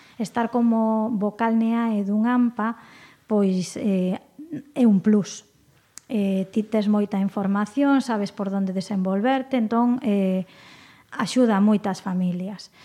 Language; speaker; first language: Galician; non-native, local second language; Spanish